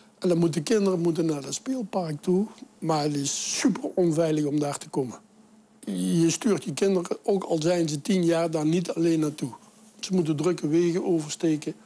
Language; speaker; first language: Dutch; native; Dutch